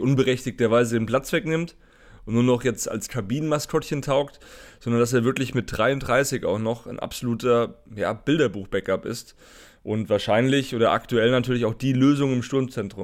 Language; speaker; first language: German; native; German